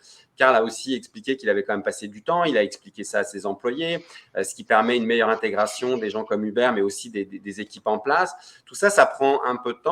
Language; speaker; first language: French; native; French